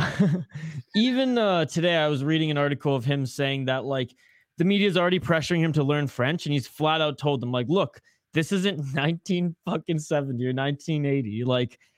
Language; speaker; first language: English; native; English